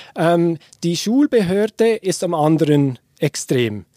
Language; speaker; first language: German; native; German